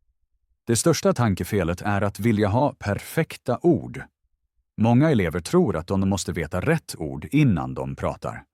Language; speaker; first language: Swedish; non-native, fluent; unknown